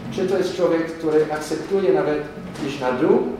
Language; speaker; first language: Polish; non-native, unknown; French